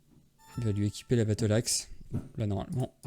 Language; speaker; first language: French; native; French